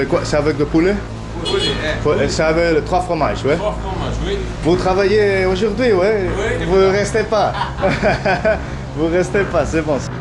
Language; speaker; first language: French; non-native, learner; Spanish